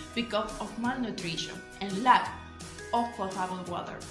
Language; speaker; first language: English; non-native, learner; Spanish